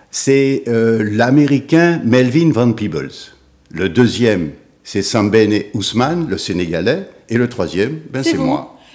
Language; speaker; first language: French; native; French